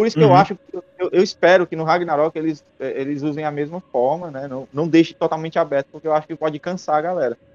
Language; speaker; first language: Portuguese; native; Portuguese